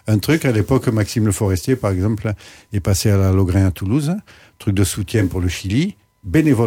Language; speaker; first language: French; native; French